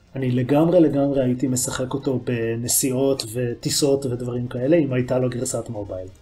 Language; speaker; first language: Hebrew; native; Hebrew